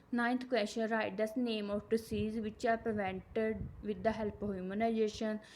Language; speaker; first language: English; non-native, local second language; Punjabi